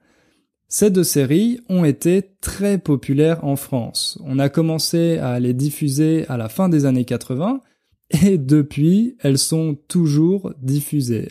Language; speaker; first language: French; native; French